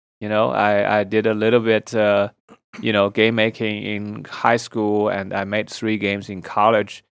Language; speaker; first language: English; non-native, fluent; Chinese